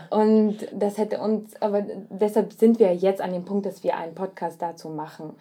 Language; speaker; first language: German; early bilingual, other home language; Russian